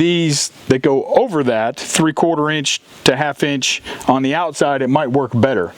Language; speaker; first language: English; native; English